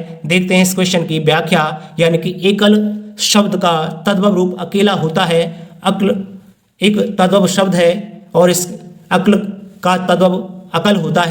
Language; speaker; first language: Hindi; native; Hindi